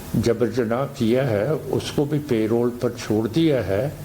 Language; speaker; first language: Hindi; non-native, local second language; Punjabi